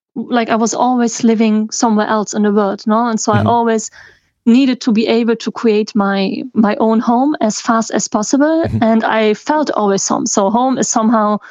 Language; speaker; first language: English; non-native, fluent; German